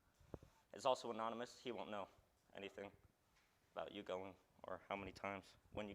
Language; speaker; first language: English; native; English